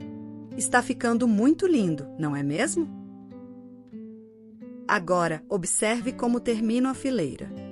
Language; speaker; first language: Portuguese; native; Portuguese